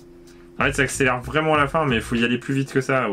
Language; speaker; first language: French; native; French